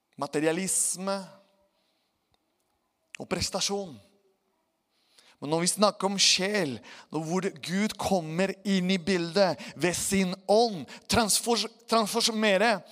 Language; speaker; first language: Norwegian; non-native, fluent; Spanish